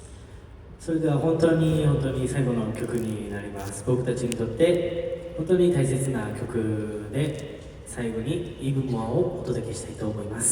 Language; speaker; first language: Japanese; native; Japanese